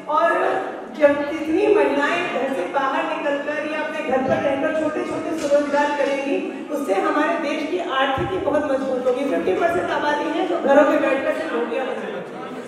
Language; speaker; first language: Hindi; native; Hindi